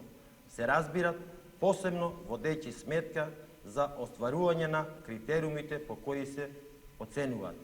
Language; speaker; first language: Macedonian; native; Macedonian